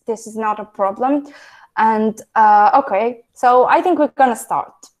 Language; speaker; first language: English; non-native, fluent; Arabic